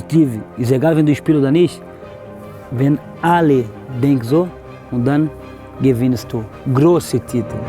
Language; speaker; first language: German; non-native, learner; Portuguese